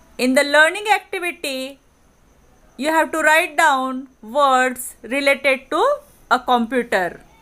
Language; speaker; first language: English; non-native, local second language; Marathi